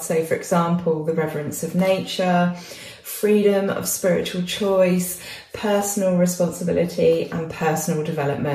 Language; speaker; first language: English; native; English